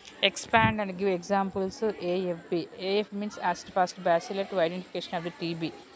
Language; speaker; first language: English; non-native, local second language; Telugu